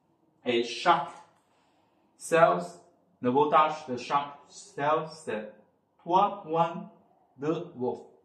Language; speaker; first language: French; non-native, fluent; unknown